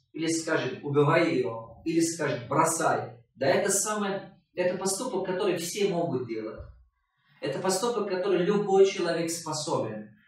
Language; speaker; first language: Russian; non-native, local second language; Tajik